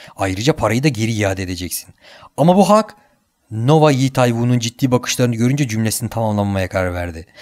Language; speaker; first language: Turkish; native; Turkish